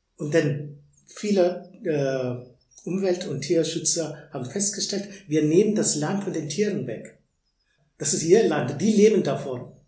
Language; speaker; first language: German; non-native, fluent; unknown